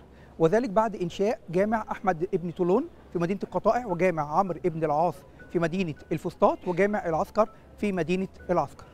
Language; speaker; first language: Arabic; native; Arabic